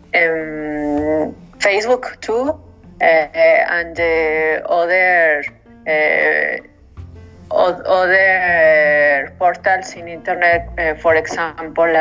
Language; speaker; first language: English; non-native, learner; Spanish